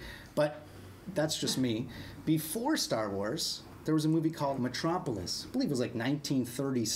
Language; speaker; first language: English; native; English